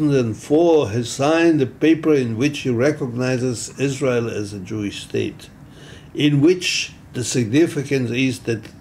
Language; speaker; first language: English; non-native, fluent; Hebrew